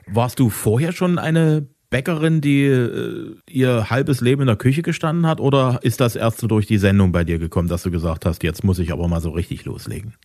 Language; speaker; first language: German; native; German